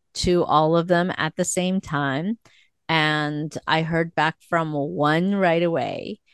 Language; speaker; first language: English; early bilingual, other home language; Korean